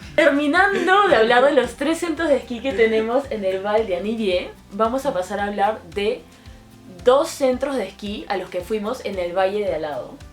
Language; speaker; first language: Spanish; native; Spanish